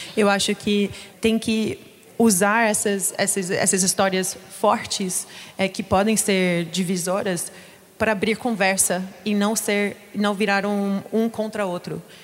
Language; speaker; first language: Portuguese; non-native, fluent; English